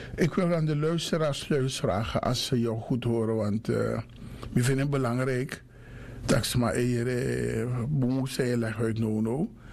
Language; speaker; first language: Dutch; native; Dutch